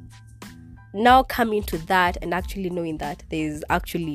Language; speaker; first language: English; non-native, local second language; Kikuyu